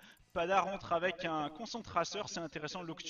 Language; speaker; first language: French; native; French